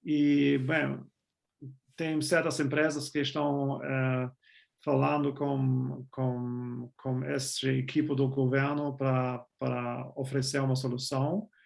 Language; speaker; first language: Portuguese; non-native, fluent; German